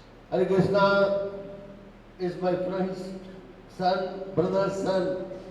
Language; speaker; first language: English; non-native, local second language; Tamil